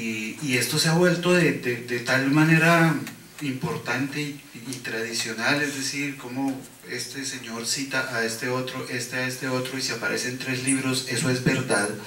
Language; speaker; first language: Spanish; native; Spanish